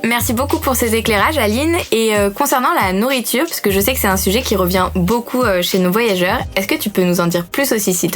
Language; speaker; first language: French; native; French